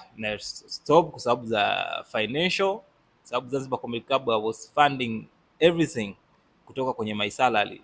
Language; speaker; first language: Swahili; native; Swahili